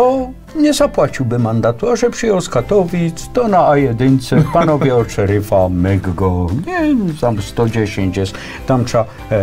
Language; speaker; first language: Polish; native; Polish